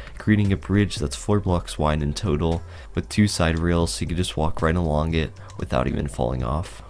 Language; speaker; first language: English; native; English